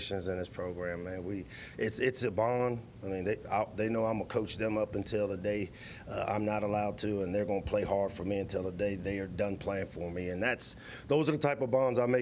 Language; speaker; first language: English; native; English